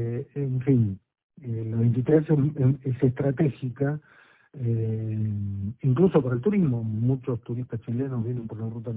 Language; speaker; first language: Spanish; native; Spanish